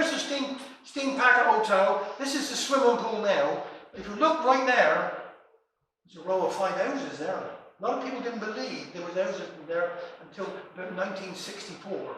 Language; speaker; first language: English; native; English